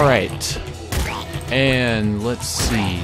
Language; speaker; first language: English; native; English